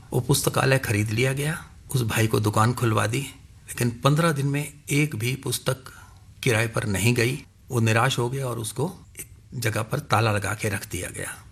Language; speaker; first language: Hindi; non-native, local second language; Punjabi